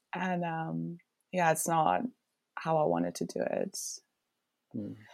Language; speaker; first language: English; non-native, fluent; Dutch